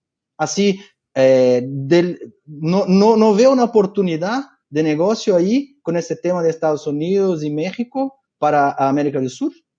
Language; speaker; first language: Spanish; non-native, fluent; Portuguese